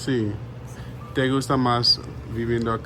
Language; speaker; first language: Spanish; non-native, learner; English